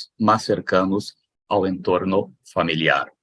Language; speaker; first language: Spanish; non-native, fluent; Portuguese